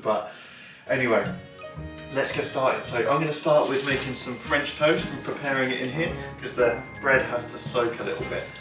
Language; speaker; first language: English; native; English